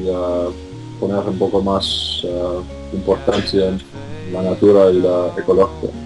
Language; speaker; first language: Spanish; non-native, fluent; English